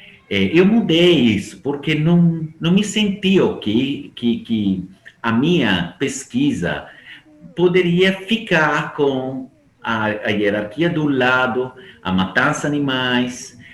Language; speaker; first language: Portuguese; non-native, fluent; Italian